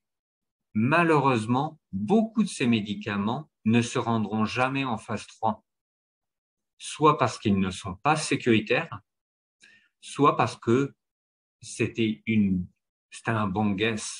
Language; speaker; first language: French; native; French